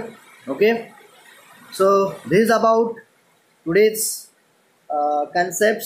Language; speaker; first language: English; non-native, local second language; Marathi